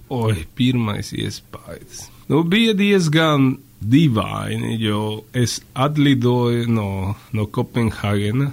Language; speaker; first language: Latvian; non-native, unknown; Spanish